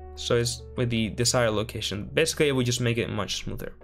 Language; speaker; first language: English; non-native, fluent; Spanish